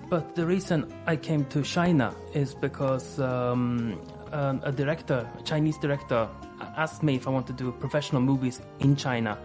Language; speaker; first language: English; non-native, fluent; Swedish